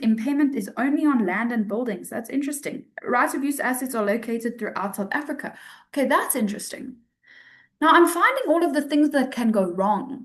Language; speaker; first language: English; native; English